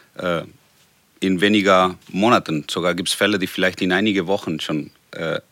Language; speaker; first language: German; non-native, fluent; Spanish